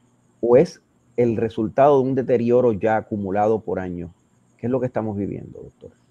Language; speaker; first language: Spanish; native; Spanish